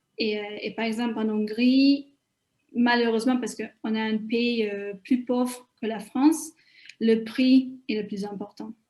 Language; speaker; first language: French; non-native, fluent; Hungarian